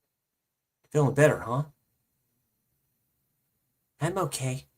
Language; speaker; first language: English; native; English